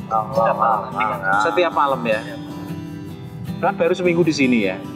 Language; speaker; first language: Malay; non-native, local second language; Javanese